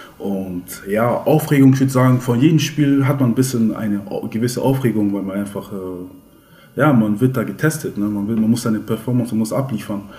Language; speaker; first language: German; early bilingual, other home language; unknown